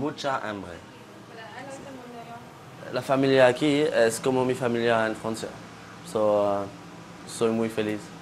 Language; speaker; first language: Spanish; non-native, learner; French